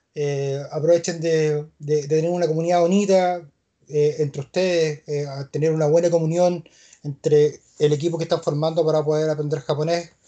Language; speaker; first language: Spanish; native; Spanish